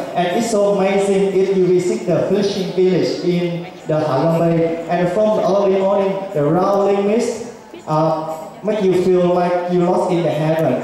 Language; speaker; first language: English; non-native, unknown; Vietnamese